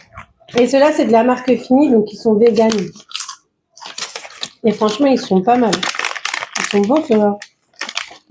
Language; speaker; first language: French; native; French